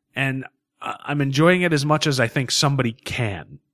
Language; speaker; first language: English; native; English